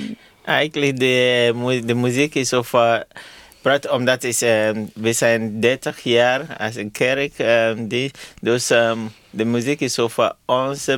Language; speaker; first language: Dutch; non-native, learner; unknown